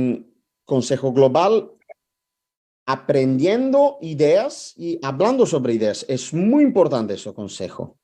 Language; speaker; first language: Spanish; non-native, fluent; Italian